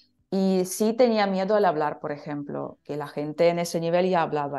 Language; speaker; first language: Spanish; non-native, fluent; Russian